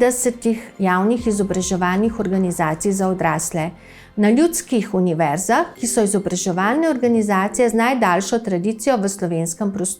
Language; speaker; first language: Slovenian; native; Slovenian